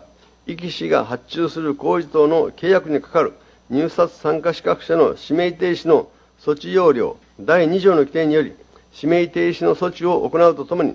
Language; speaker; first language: Japanese; native; Japanese